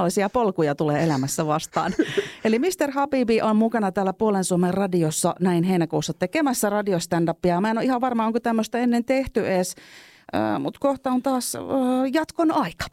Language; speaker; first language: Finnish; native; Finnish